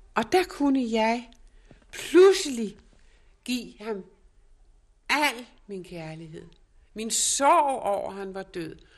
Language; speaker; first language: Danish; native; Danish